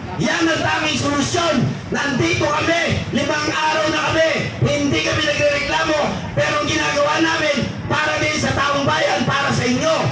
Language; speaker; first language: Filipino; native; Filipino